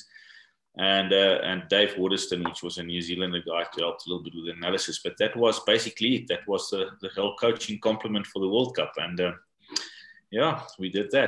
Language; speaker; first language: English; non-native, local second language; Afrikaans